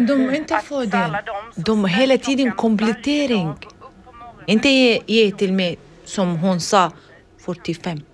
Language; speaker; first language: Swedish; non-native, learner; Arabic